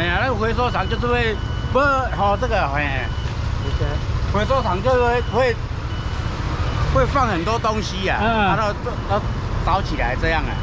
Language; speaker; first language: Chinese; native; Chinese